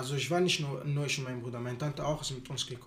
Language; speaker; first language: German; non-native, learner; Arabic